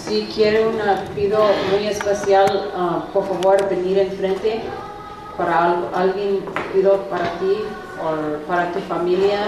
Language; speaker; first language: Spanish; non-native, learner; English